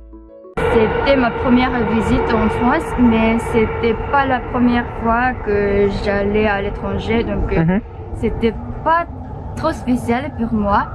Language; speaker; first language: French; non-native, fluent; Japanese